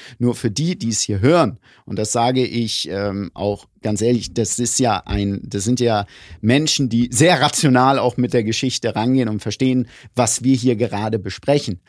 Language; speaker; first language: German; early bilingual, other home language; Greek